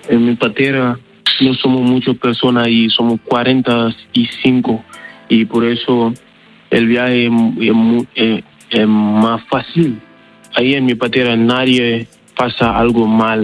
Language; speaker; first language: Spanish; non-native, learner; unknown